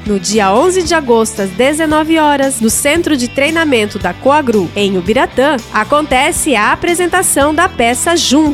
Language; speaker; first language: Portuguese; native; Portuguese